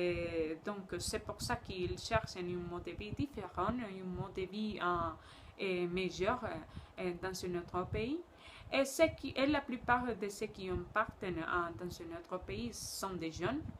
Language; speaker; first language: French; non-native, learner; Spanish